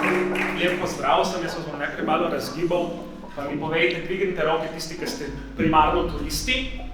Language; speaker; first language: Slovenian; native; Slovenian